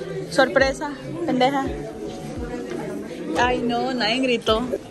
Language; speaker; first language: Spanish; early bilingual, heritage; Spanish